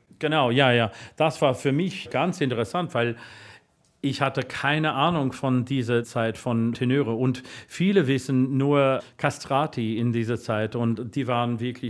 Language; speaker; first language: German; non-native, fluent; English